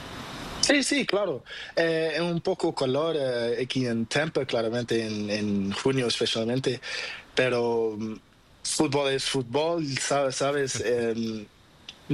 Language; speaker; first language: Spanish; non-native, learner; Portuguese